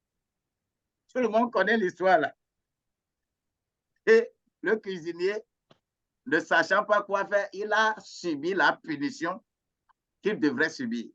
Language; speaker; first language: French; non-native, local second language; Ewe